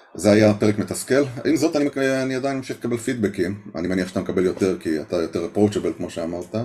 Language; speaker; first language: Hebrew; native; Hebrew